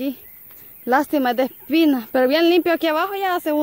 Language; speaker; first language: Spanish; native; Spanish